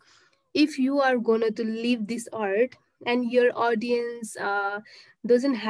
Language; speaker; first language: English; non-native, local second language; Nepali